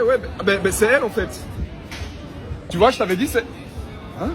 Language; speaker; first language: French; native; French